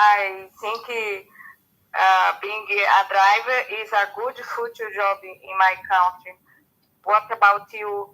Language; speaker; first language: English; non-native, learner; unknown